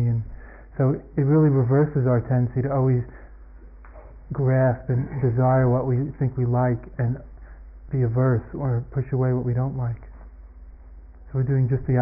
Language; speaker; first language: English; native; English